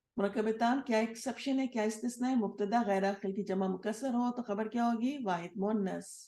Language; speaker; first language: Urdu; native; Urdu